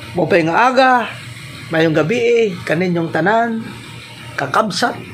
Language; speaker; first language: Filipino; non-native, local second language; Waray